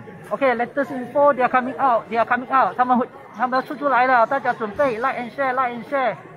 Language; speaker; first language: English; non-native, local second language; Chinese